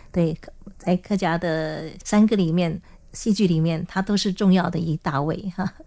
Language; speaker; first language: Chinese; non-native, local second language; Hakka Chinese